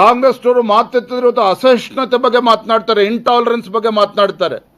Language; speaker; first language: Kannada; native; Kannada